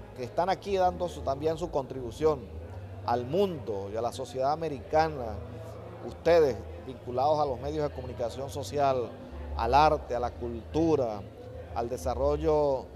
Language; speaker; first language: Spanish; native; Spanish